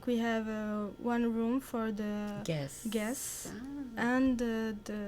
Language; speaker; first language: English; non-native, learner; Arabic